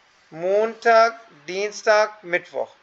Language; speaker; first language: German; non-native, fluent; Hindi